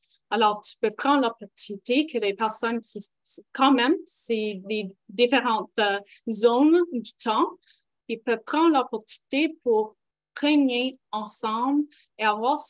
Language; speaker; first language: French; non-native, local second language; English